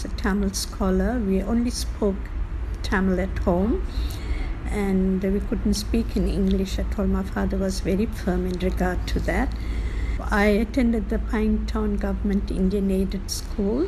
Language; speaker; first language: English; non-native, local second language; Tamil